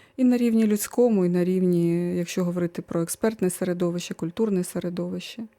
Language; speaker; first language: Ukrainian; native; Ukrainian